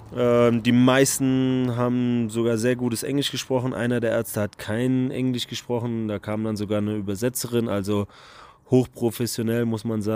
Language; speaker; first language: German; native; German